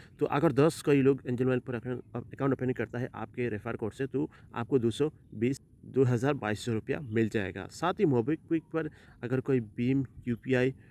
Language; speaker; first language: Hindi; non-native, local second language; Assamese